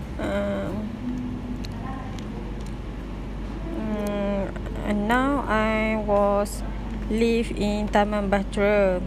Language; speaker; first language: English; non-native, learner; Malay